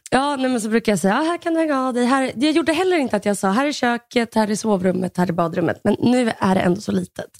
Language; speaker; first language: Swedish; early bilingual, other home language; Russian